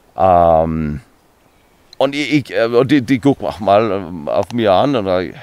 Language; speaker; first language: German; non-native, learner; Danish